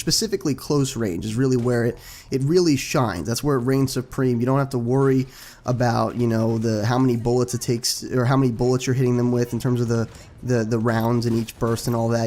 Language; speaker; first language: English; native; English